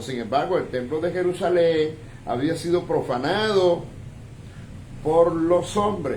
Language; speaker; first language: Spanish; native; Spanish